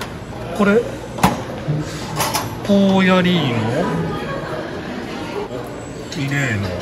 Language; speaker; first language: Japanese; native; Japanese